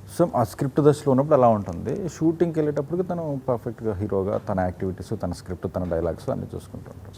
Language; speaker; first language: Telugu; native; Telugu